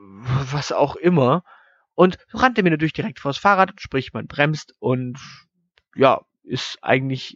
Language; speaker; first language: German; native; German